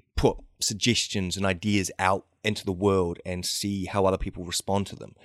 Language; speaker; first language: English; native; English